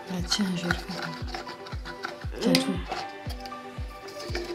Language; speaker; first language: French; native; French